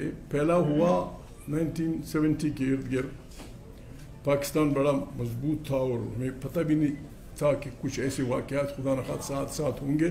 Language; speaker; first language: Urdu; non-native, local second language; Pashto